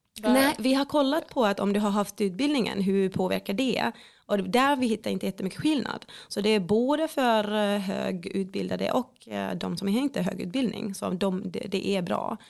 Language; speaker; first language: Swedish; non-native, fluent; Finnish